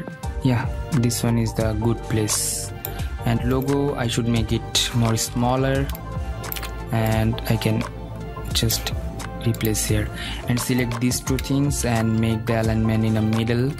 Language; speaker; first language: English; non-native, fluent; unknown